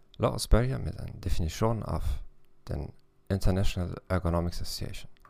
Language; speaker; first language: Swedish; non-native, fluent; German